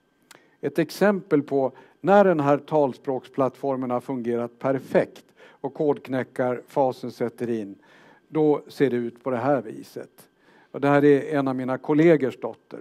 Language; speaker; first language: Swedish; native; Swedish